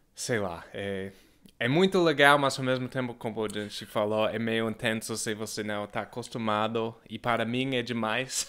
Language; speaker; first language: Portuguese; non-native, fluent; English